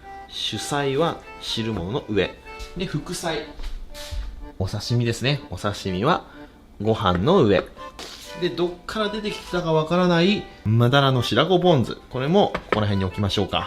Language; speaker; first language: Japanese; native; Japanese